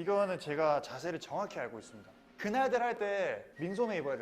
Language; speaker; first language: Korean; native; Korean